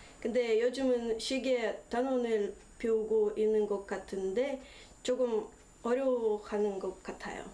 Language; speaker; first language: Korean; non-native, fluent; Russian